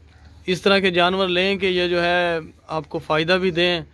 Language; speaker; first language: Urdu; non-native, local second language; Punjabi